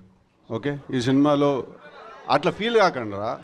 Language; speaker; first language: Telugu; native; Telugu